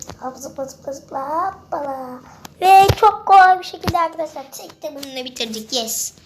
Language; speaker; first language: Turkish; native; Turkish